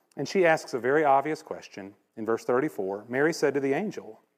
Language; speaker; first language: English; native; English